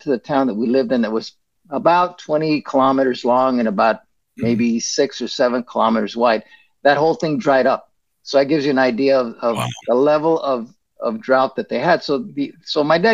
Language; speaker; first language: English; early bilingual, other home language; Spanish